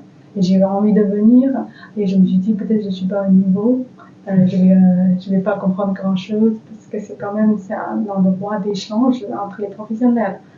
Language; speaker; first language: French; non-native, fluent; Chinese